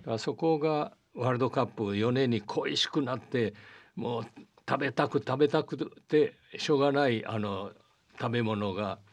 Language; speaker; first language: Japanese; early bilingual, heritage; Portuguese